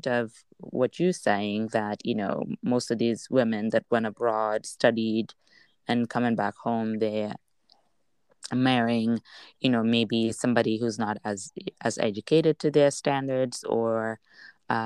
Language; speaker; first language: English; non-native, local second language; Wolof